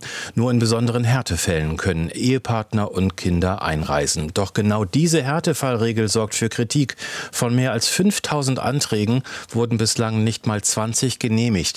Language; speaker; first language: German; native; German